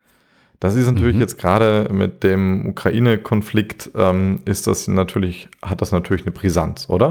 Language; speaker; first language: German; native; German